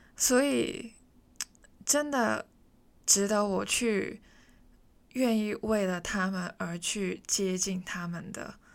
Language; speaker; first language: Chinese; non-native, local second language; Cantonese